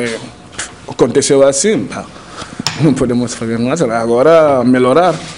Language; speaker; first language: Portuguese; non-native, learner; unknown